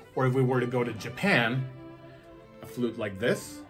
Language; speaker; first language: English; non-native, fluent; Spanish